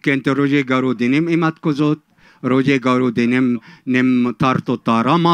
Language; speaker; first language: Hungarian; non-native, fluent; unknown